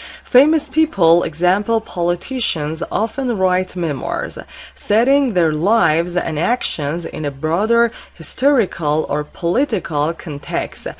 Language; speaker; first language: English; non-native, fluent; Persian